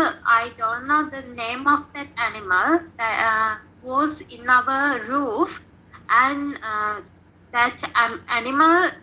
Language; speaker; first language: English; non-native, learner; Sinhala